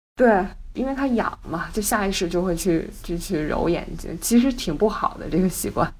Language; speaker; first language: Chinese; native; Chinese